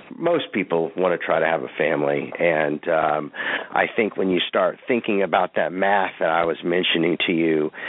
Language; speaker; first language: English; native; English